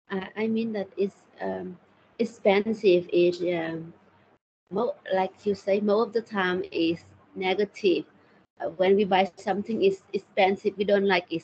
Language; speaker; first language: English; non-native, learner; Thai